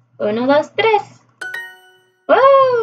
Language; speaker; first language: Spanish; non-native, learner; English